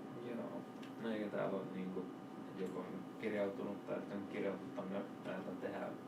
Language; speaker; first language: Finnish; native; Finnish